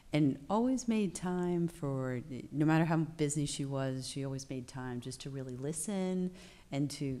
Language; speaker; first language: English; native; English